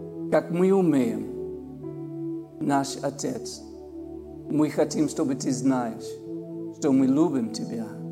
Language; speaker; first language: Russian; non-native, learner; English